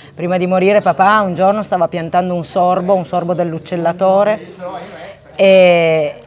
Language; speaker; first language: Italian; non-native, local second language; Occitan